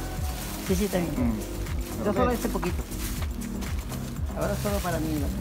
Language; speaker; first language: Spanish; non-native, learner; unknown